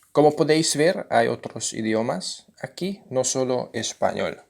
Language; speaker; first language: Spanish; non-native, fluent; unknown